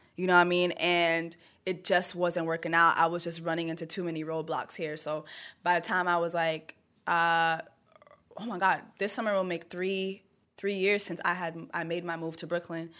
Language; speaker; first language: English; early bilingual, other home language; French